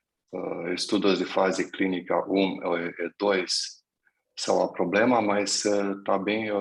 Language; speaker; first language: Portuguese; non-native, fluent; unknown